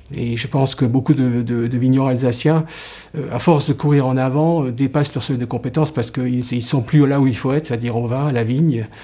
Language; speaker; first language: French; native; French